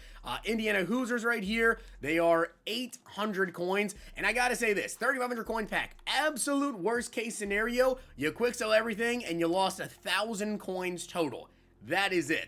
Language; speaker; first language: English; native; English